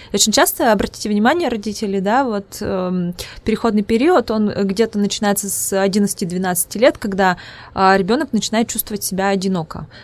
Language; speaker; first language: Russian; non-native, local second language; Udmurt